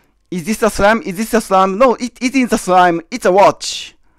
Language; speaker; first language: English; non-native, learner; Japanese